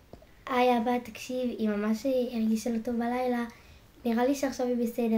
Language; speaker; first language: Hebrew; native; Hebrew